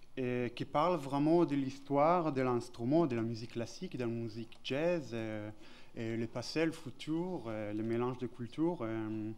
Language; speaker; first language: French; non-native, fluent; Hebrew